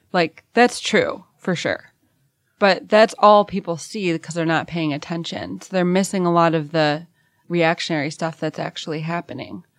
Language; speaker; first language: English; native; English